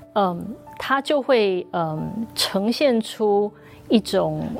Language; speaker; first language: Chinese; native; Chinese